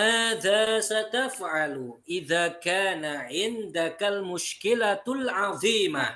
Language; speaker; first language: Arabic; non-native, fluent; Indonesian